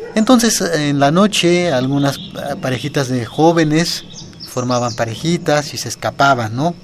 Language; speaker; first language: Spanish; non-native, local second language; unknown